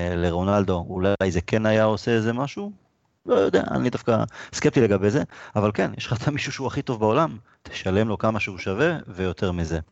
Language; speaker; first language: Hebrew; native; Hebrew